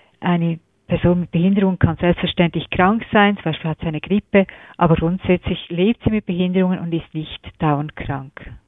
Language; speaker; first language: German; native; German